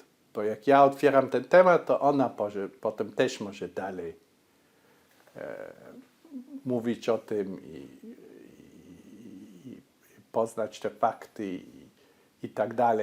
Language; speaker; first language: Polish; early bilingual, heritage; Polish